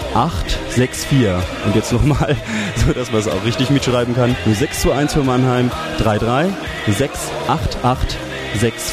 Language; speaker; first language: German; native; German